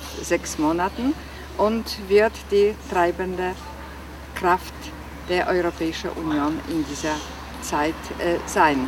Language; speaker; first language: German; non-native, fluent; Polish